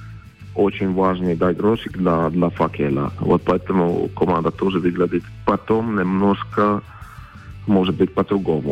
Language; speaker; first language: Russian; non-native, fluent; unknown